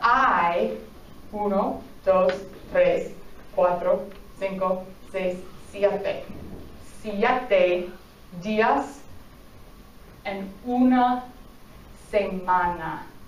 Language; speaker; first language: Spanish; non-native, fluent; English